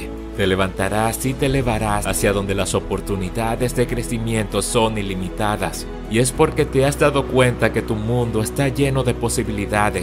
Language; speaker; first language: Spanish; native; Spanish